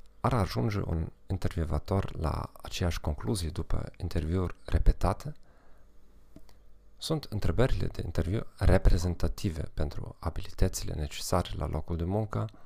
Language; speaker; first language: Romanian; non-native, fluent; German